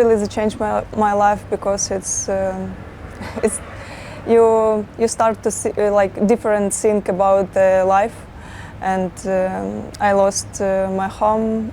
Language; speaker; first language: English; non-native, learner; Ukrainian